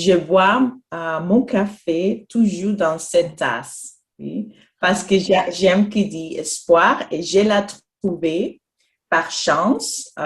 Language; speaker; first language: French; non-native, fluent; Spanish